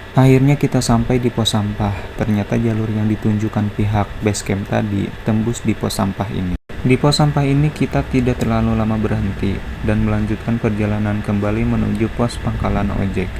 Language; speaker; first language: Indonesian; native; Indonesian